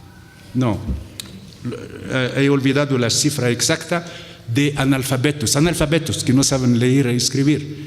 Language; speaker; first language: Spanish; non-native, fluent; Arabic